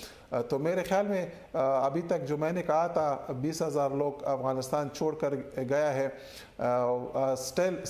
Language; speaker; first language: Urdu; non-native, learner; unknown